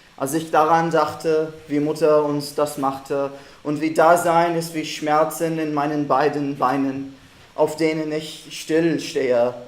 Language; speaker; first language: German; non-native, learner; Arabic